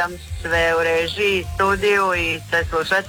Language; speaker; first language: Serbian; native; Serbian